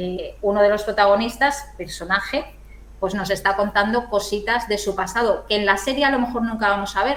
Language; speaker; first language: Spanish; native; Spanish